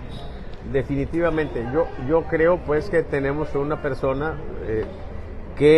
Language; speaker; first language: Spanish; native; Spanish